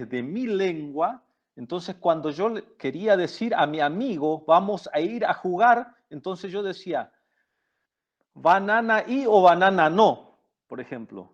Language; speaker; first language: Spanish; non-native, local second language; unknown